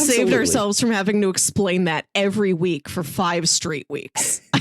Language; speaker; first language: English; native; English